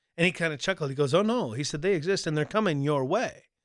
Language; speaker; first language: English; native; English